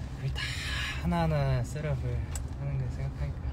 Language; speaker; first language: Korean; early bilingual, heritage; Korean